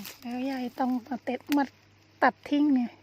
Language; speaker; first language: Thai; native; Thai